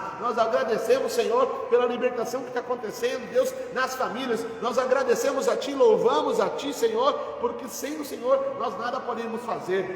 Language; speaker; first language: Portuguese; native; Portuguese